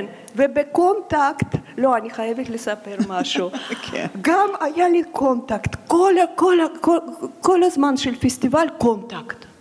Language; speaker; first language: Hebrew; non-native, fluent; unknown